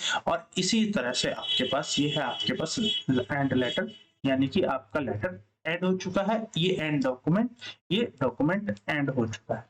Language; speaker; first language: Hindi; native; Hindi